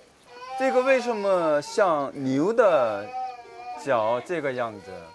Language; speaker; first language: Chinese; non-native, learner; Korean